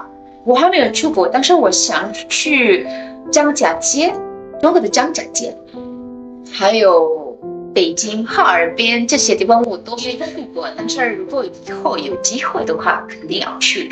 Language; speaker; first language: Chinese; non-native, fluent; Indonesian